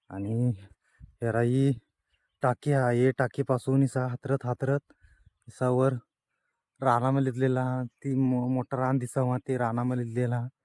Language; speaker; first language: Marathi; non-native, local second language; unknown